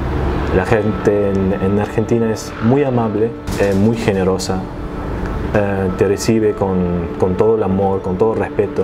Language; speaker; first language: Spanish; non-native, fluent; Arabic